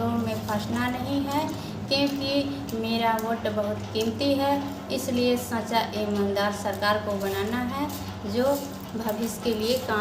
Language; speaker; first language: Hindi; non-native, local second language; Bhojpuri